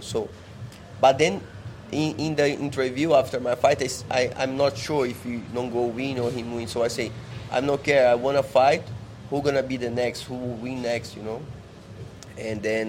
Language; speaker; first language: English; non-native, learner; Portuguese